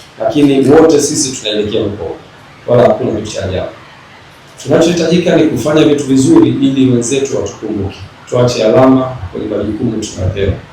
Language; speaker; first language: Swahili; native; Swahili